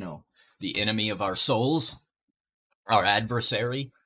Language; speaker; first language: English; native; English